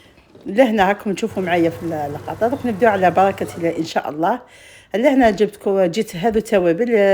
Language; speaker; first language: Arabic; native; Arabic